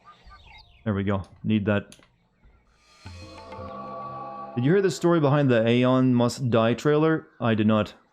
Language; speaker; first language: English; native; English